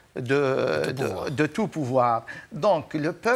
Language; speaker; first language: French; non-native, local second language; Arabic